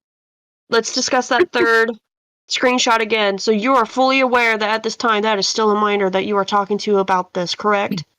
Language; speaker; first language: English; native; English